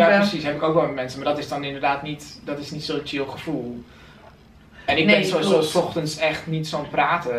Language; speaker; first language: Dutch; native; Dutch